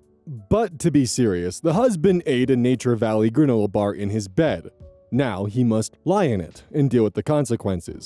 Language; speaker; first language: English; native; English